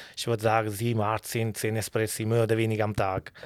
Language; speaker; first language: German; non-native, learner; Italian